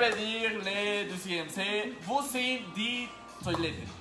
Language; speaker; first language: French; non-native, learner; Spanish